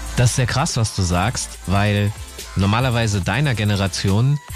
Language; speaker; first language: German; native; German